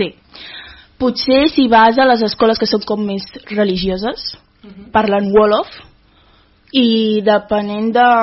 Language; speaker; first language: Catalan; early bilingual, other home language; Wolof